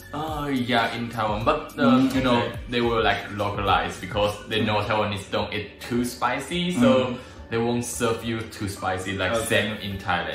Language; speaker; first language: English; non-native, learner; Chinese